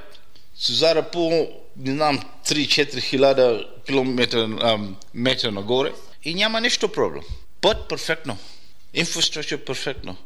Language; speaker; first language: Bulgarian; non-native, learner; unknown